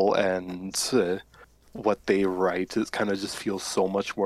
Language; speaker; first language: English; native; English